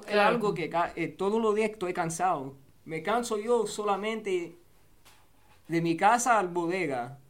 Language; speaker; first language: Spanish; early bilingual, heritage; Spanish